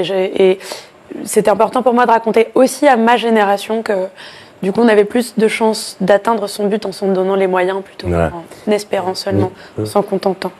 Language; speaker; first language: French; native; French